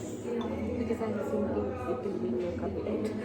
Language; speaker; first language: English; non-native, learner; Tibetan